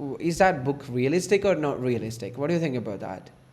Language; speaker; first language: English; non-native, local second language; Malayalam